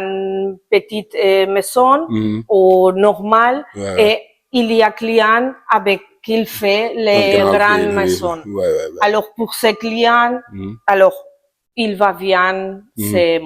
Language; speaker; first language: French; non-native, learner; Spanish